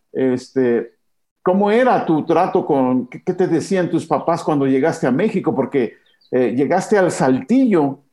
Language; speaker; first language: Spanish; native; Spanish